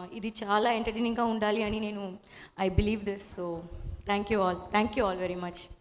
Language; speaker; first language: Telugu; non-native, learner; Tamil